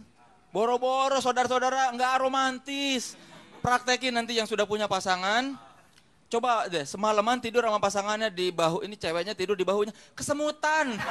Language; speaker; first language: Indonesian; native; Indonesian